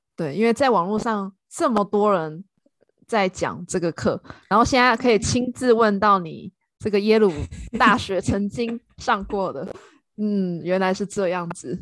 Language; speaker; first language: Chinese; native; Chinese